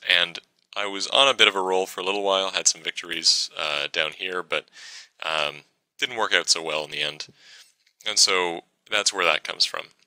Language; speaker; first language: English; native; English